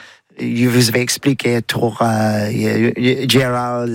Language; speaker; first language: French; non-native, learner; English